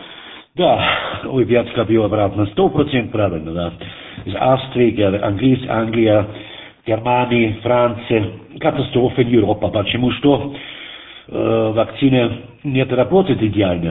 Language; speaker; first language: Russian; non-native, learner; German